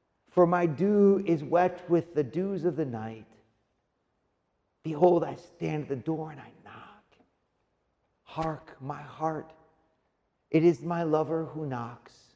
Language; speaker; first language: English; native; English